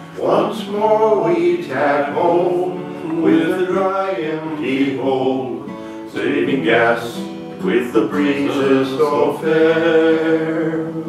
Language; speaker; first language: English; native; English